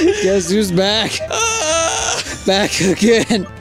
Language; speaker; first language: English; native; English